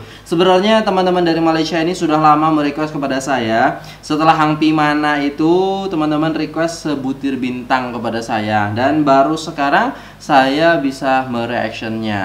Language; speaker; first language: Indonesian; native; Indonesian